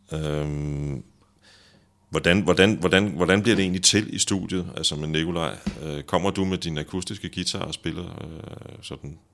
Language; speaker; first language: Danish; native; Danish